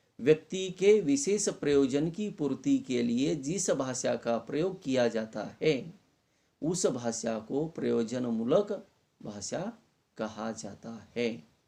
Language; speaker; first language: Hindi; non-native, local second language; Marathi